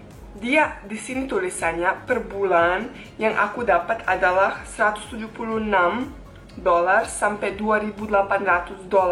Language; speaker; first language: Indonesian; non-native, fluent; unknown